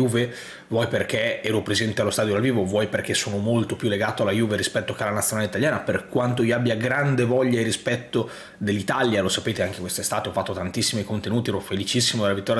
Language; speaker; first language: Italian; native; Italian